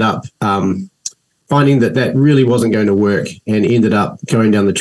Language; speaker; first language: English; native; English